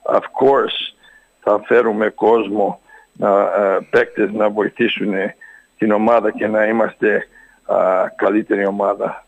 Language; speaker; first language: Greek; early bilingual, heritage; Greek